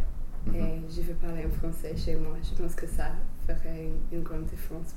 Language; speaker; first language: French; non-native, fluent; English